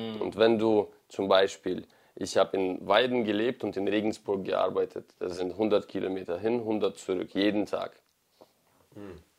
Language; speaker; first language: German; non-native, fluent; Ukrainian